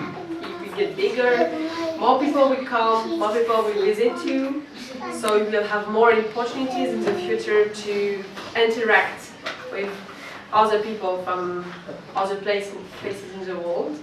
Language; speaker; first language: English; non-native, fluent; French